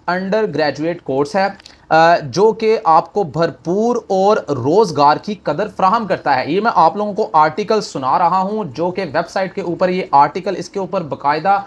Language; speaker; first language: Urdu; native; Urdu